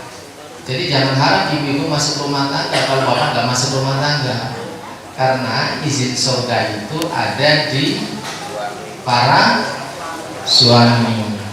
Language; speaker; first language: Indonesian; non-native, local second language; Javanese